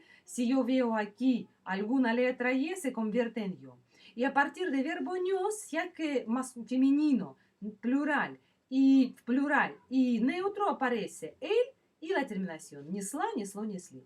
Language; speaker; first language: Spanish; non-native, fluent; Russian